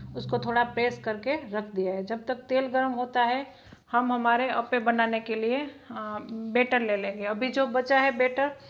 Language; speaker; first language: Hindi; non-native, local second language; Gujarati